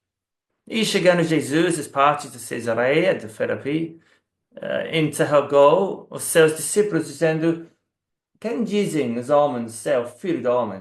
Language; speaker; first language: Portuguese; non-native, fluent; English